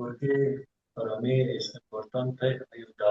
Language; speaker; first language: Spanish; non-native, learner; English